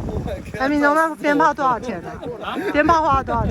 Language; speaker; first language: Chinese; native; Chinese